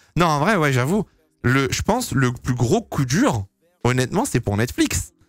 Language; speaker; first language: French; native; French